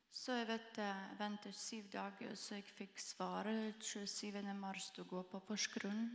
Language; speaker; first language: Norwegian; non-native, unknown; Croatian